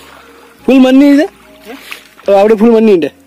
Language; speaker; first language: Malayalam; non-native, learner; Hindi